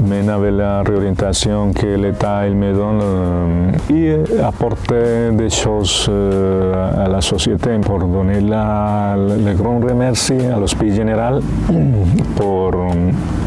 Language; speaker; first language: French; non-native, fluent; Spanish